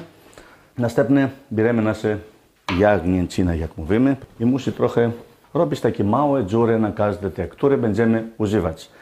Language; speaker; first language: Polish; non-native, learner; Greek